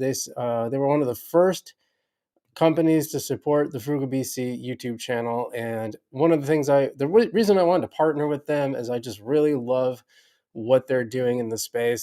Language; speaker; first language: English; native; English